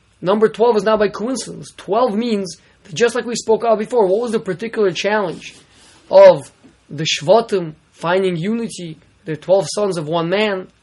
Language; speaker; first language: English; native; English